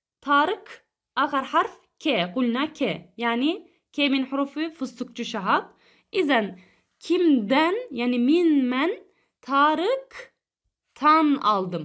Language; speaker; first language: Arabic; non-native, fluent; Turkish